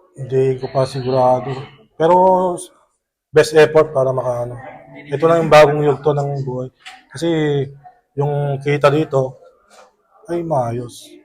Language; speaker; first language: Filipino; native; Filipino